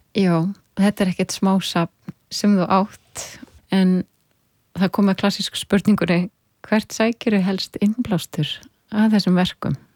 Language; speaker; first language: Icelandic; native; Icelandic